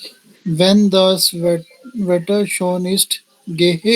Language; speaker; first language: German; non-native, learner; Urdu